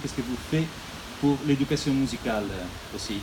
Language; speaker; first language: French; non-native, fluent; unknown